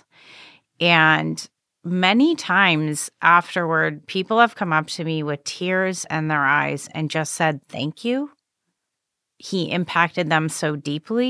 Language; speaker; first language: English; native; English